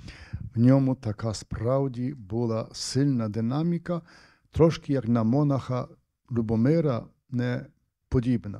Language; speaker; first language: Ukrainian; native; Ukrainian